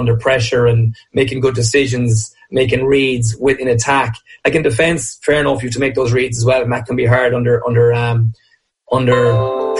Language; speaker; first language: English; native; English